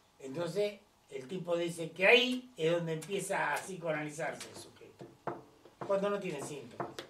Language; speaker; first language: Spanish; native; Spanish